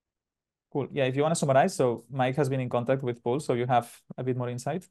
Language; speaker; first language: English; non-native, fluent; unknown